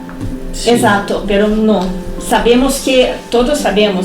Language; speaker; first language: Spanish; non-native, fluent; Portuguese